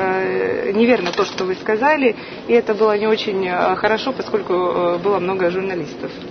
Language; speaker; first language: Russian; native; Russian